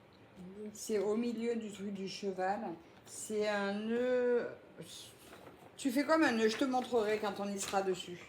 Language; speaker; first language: French; native; French